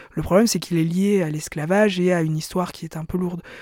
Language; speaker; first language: French; native; French